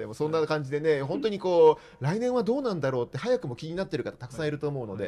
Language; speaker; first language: Japanese; native; Japanese